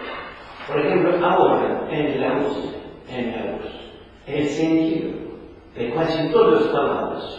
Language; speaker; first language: Spanish; non-native, learner; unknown